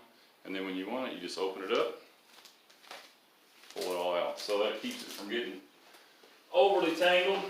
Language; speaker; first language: English; native; English